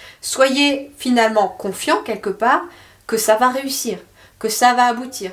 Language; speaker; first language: French; native; French